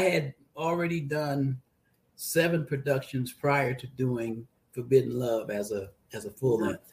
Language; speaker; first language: English; native; English